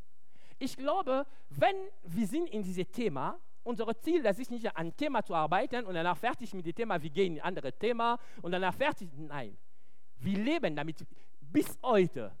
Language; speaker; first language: German; non-native, fluent; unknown